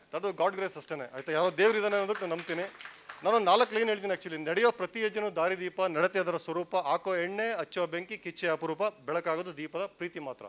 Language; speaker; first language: Kannada; native; Kannada